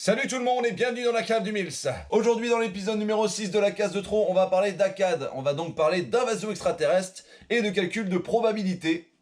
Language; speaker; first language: French; native; French